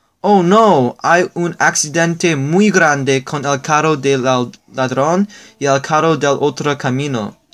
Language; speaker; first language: Spanish; non-native, learner; English